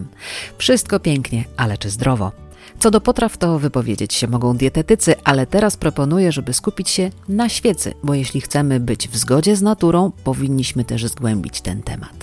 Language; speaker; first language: Polish; native; Polish